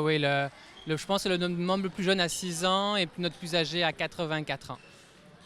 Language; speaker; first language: French; native; French